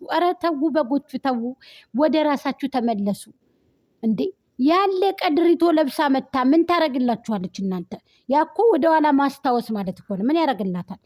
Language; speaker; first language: Amharic; native; Amharic